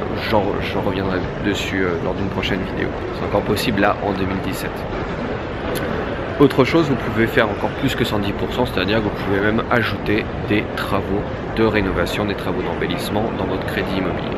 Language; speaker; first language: French; native; French